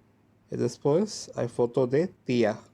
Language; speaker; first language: Spanish; non-native, learner; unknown